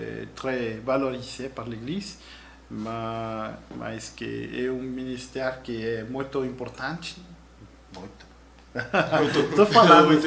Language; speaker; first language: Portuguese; non-native, learner; Spanish